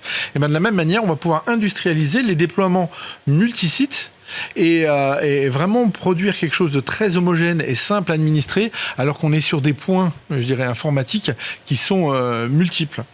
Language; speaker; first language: French; native; French